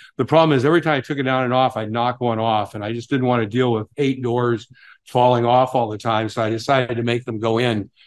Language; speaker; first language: English; native; English